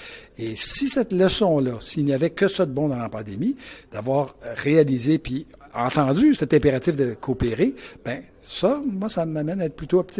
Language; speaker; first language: French; native; French